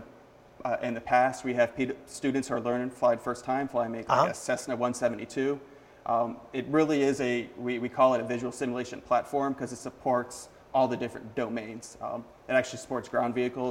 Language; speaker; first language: English; native; English